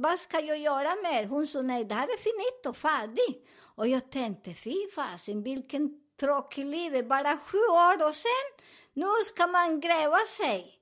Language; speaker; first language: Swedish; non-native, fluent; Spanish